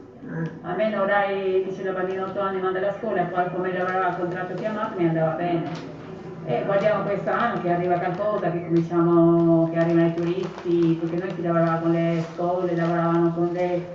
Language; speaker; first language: Italian; non-native, learner; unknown